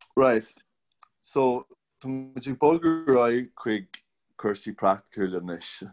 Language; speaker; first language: Irish; non-native, local second language; English